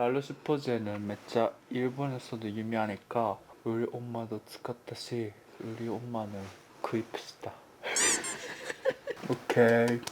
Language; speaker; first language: Korean; non-native, learner; Japanese